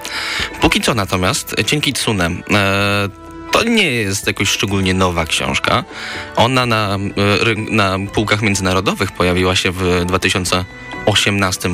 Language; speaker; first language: Polish; native; Polish